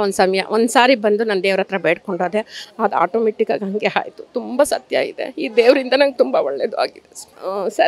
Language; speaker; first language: Kannada; native; Kannada